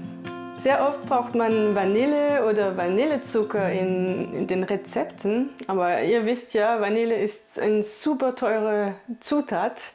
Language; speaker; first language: German; non-native, fluent; French